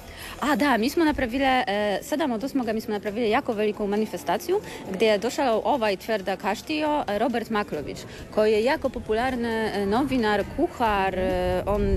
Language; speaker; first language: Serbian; non-native, learner; Polish